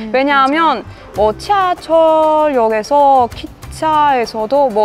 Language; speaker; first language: Korean; non-native, fluent; French